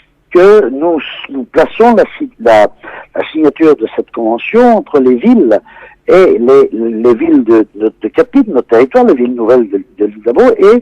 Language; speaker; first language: French; native; French